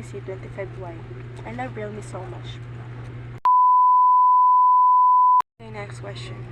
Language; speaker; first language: English; non-native, learner; Filipino